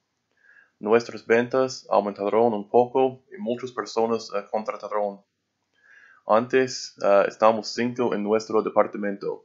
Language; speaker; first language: Spanish; non-native, learner; English